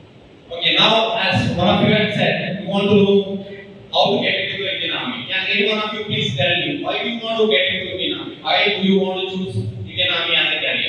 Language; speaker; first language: English; non-native, local second language; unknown